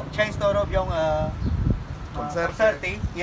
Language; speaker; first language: Polish; non-native, learner; Khmer